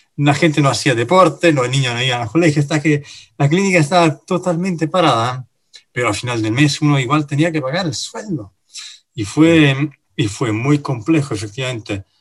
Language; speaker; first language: Spanish; non-native, fluent; Italian